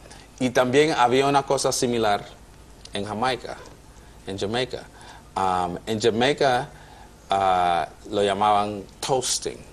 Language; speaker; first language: Spanish; non-native, fluent; English